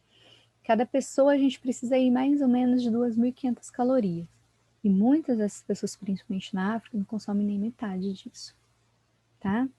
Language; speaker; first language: Portuguese; native; Portuguese